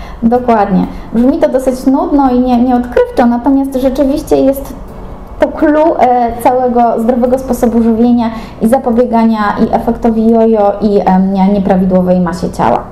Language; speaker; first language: Polish; native; Polish